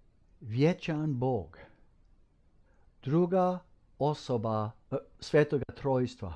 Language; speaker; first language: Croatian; non-native, fluent; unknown